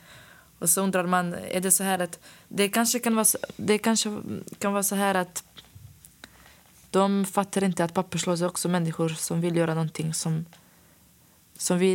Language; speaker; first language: Swedish; non-native, fluent; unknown